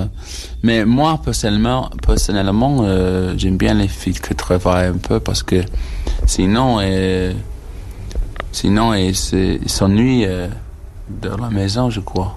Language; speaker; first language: French; non-native, learner; English